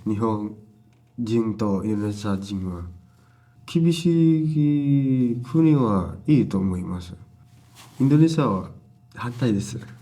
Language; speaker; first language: Japanese; non-native, learner; Indonesian